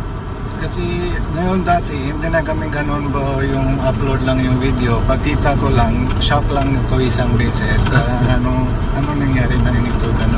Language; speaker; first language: Filipino; non-native, learner; Punjabi